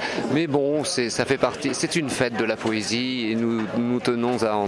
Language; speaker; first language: French; native; French